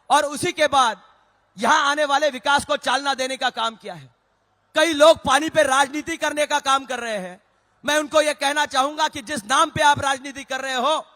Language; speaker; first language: Hindi; non-native, local second language; Marathi